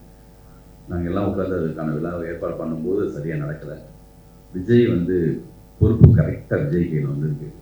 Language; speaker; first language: Tamil; native; Tamil